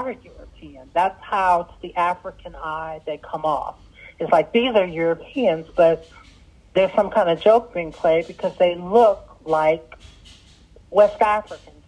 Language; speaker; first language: English; early bilingual, other home language; Arabic